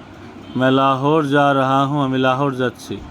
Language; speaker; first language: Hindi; non-native, fluent; Bangla